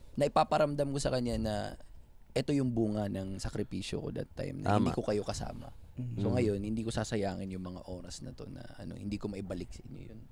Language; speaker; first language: Filipino; non-native, local second language; Cebuano